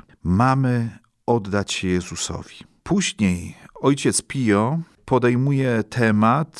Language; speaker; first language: Polish; native; Polish